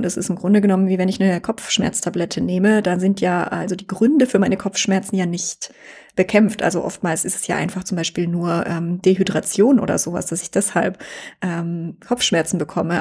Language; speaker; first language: German; native; German